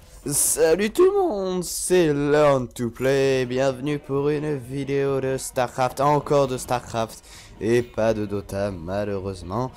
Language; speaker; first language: French; native; French